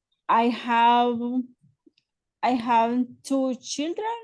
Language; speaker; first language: English; non-native, learner; Spanish